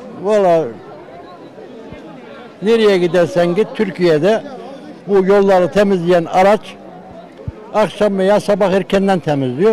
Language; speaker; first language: Turkish; native; Turkish